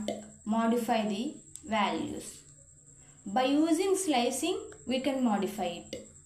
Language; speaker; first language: English; non-native, local second language; Telugu